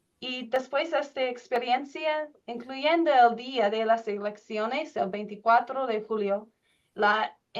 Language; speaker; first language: Spanish; non-native, learner; English